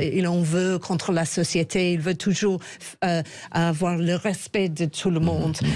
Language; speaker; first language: French; non-native, fluent; English